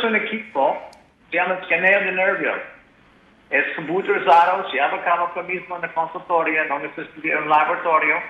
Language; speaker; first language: Spanish; non-native, learner; English